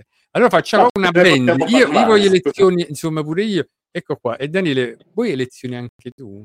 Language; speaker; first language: Italian; native; Italian